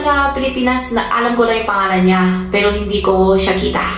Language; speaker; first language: Filipino; non-native, learner; Chinese